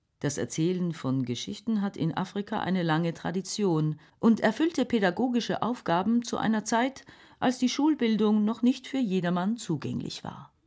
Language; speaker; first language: German; native; German